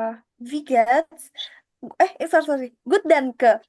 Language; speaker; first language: German; non-native, learner; Indonesian